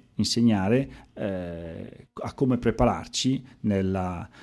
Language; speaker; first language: Italian; native; Italian